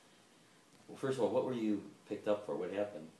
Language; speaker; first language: English; native; English